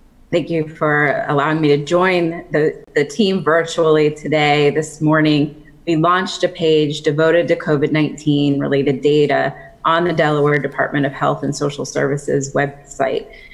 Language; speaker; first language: English; native; English